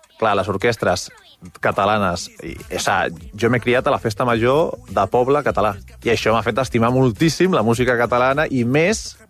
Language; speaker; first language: Catalan; non-native, local second language; Spanish